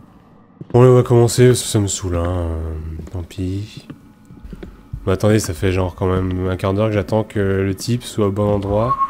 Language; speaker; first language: French; native; French